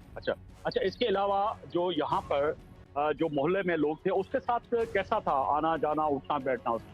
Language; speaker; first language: Urdu; native; Urdu